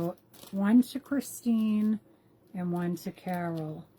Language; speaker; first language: English; native; English